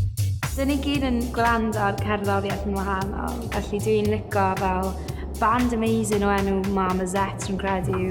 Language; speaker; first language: Welsh; non-native, local second language; English